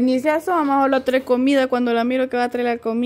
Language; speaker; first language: Spanish; native; Spanish